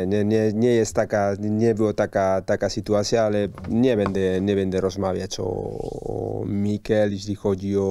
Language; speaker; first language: Polish; non-native, learner; Spanish